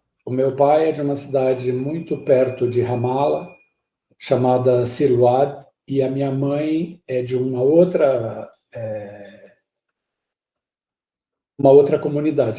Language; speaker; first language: Portuguese; early bilingual, other home language; Guarani